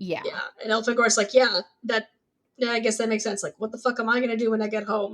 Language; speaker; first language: English; native; English